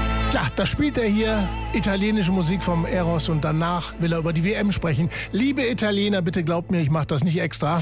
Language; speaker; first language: German; native; German